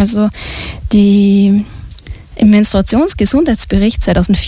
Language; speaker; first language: German; native; German